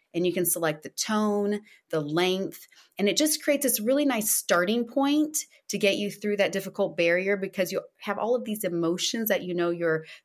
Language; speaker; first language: English; non-native, fluent; Portuguese